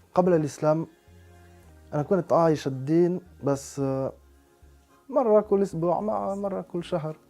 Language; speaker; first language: Arabic; non-native, fluent; French